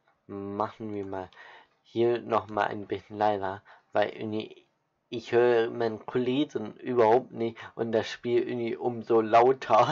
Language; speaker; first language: German; native; German